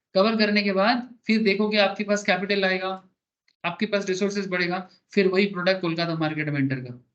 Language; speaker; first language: Hindi; non-native, local second language; Bangla